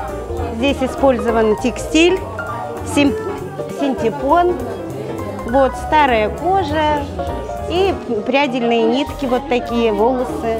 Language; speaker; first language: Russian; native; Russian